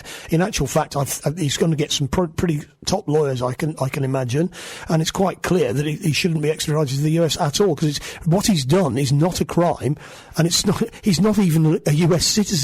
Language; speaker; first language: English; native; English